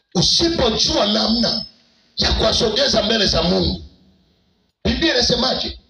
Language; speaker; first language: Swahili; native; Swahili